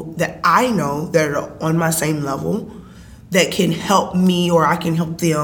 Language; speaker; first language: English; native; English